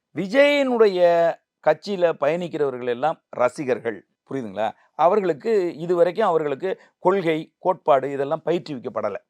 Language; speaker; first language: Tamil; native; Tamil